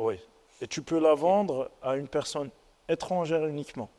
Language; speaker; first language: French; non-native, local second language; Arabic